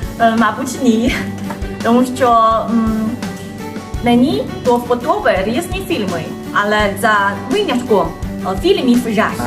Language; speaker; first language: Ukrainian; non-native, learner; Chinese